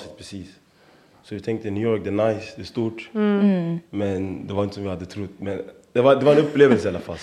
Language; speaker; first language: Swedish; early bilingual, other home language; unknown